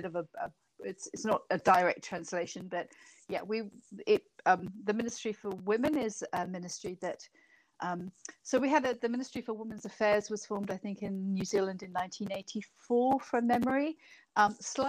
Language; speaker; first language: English; native; English